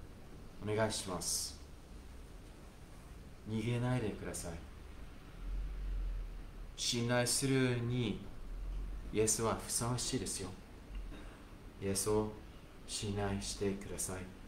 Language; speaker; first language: Japanese; non-native, fluent; English